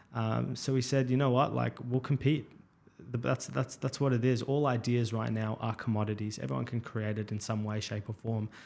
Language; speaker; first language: English; native; English